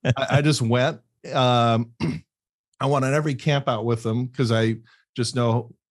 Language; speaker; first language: English; native; English